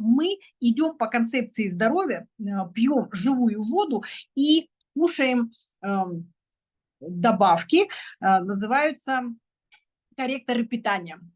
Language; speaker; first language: Russian; native; Russian